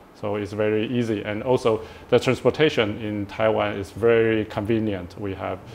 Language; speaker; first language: English; non-native, fluent; Chinese